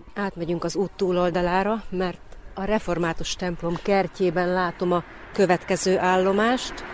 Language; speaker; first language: Hungarian; native; Hungarian